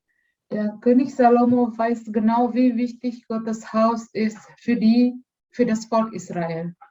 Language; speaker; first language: German; non-native, learner; Indonesian